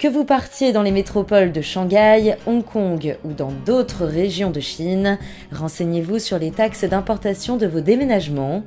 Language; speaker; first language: French; native; French